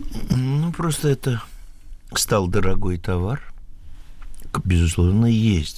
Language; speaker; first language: Russian; native; Russian